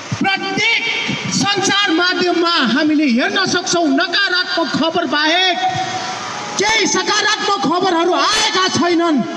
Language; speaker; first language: Nepali; non-native, local second language; Newari